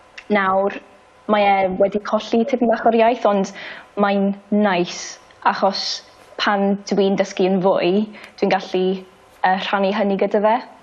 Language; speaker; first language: Welsh; non-native, local second language; English